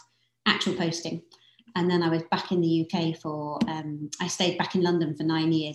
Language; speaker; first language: English; native; English